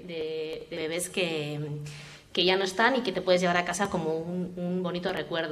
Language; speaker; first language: Spanish; native; Spanish